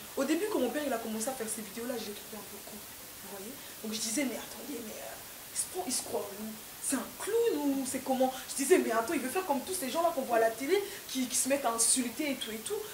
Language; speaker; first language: French; non-native, local second language; Lingala